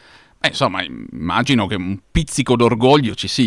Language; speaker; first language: Italian; native; Italian